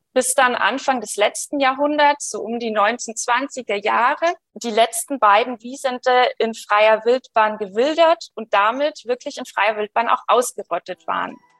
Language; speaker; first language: German; native; German